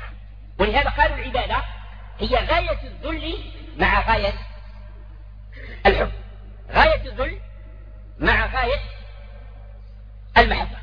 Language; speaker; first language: Arabic; native; Arabic